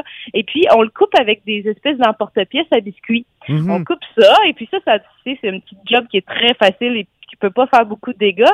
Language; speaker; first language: French; native; French